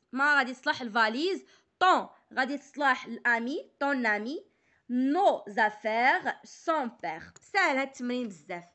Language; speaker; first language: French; non-native, local second language; Arabic